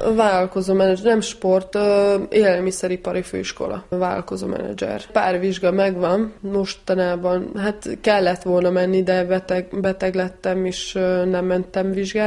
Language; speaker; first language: Hungarian; early bilingual, heritage; Hungarian